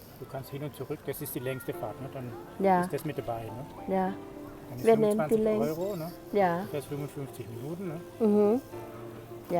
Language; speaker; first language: German; native; German